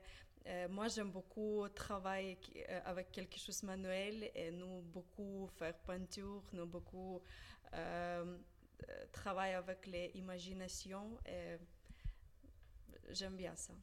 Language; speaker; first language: French; non-native, learner; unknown